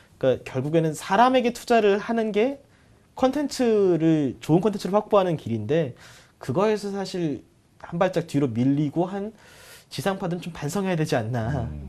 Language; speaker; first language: Korean; native; Korean